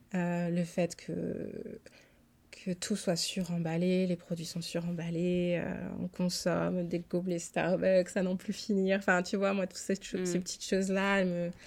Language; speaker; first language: French; native; French